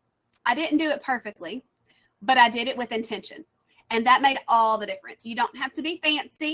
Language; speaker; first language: English; native; English